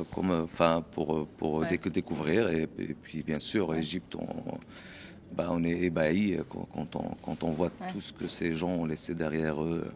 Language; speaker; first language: French; non-native, local second language; Arabic